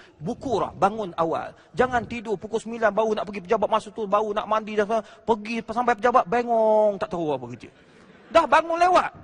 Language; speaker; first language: Malay; native; Malay